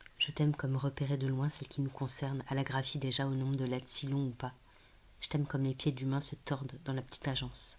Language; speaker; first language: French; native; French